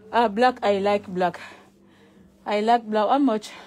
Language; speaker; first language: English; non-native, learner; French